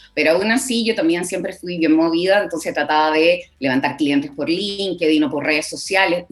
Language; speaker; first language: Spanish; native; Spanish